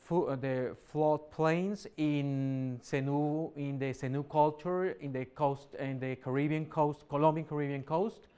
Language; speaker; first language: English; non-native, fluent; Spanish